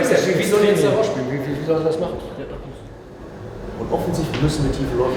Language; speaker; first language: German; native; German